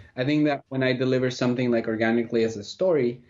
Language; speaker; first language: English; non-native, fluent; Spanish